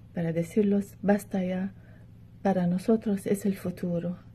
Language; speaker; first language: Spanish; non-native, fluent; Arabic